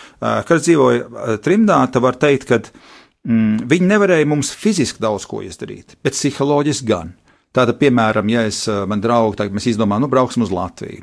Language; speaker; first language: Latvian; early bilingual, heritage; Latvian